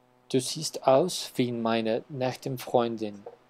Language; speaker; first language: German; non-native, learner; Spanish